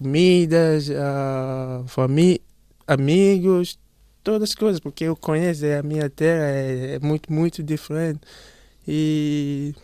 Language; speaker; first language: Portuguese; non-native, learner; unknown